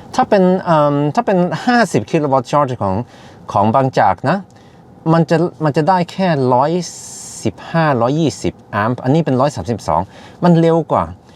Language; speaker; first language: Thai; non-native, fluent; Norwegian